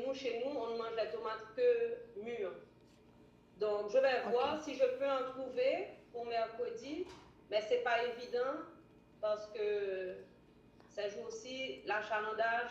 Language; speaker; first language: French; native; French